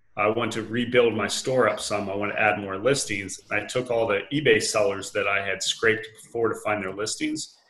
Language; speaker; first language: English; native; English